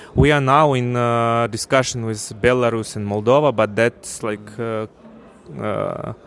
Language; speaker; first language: English; non-native, fluent; Ukrainian